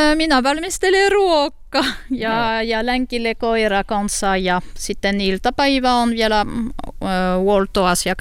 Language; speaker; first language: Finnish; non-native, learner; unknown